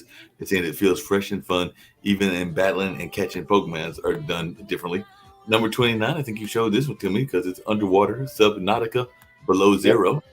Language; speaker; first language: English; native; English